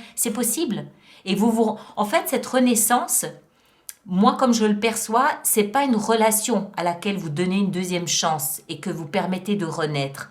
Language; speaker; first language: French; native; French